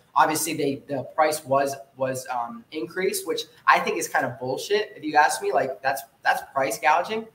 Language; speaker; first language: English; native; English